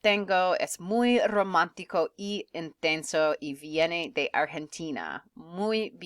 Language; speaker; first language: Spanish; non-native, fluent; English